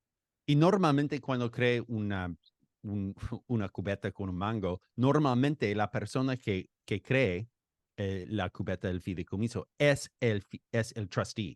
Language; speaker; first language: Spanish; non-native, fluent; English